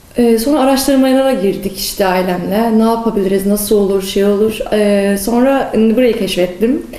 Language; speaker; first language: Turkish; early bilingual, heritage; Turkish